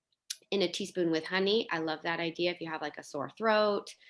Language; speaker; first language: English; native; English